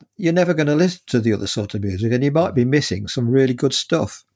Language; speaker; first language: English; native; English